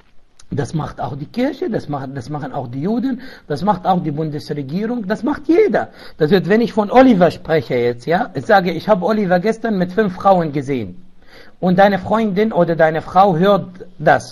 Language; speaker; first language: German; non-native, local second language; Arabic